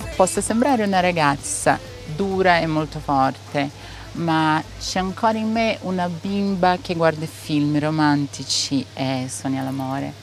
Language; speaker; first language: Italian; non-native, fluent; Portuguese